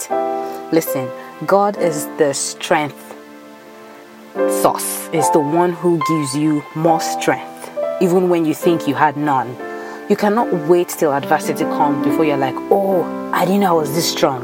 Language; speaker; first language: English; non-native, local second language; Yoruba